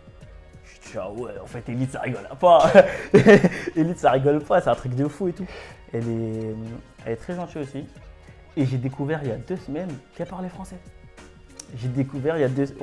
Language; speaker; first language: French; native; French